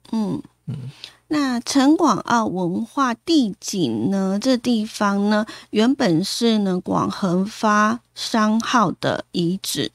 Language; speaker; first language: Chinese; native; Chinese